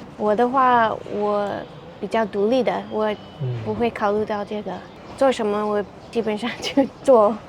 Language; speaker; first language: Chinese; non-native, fluent; English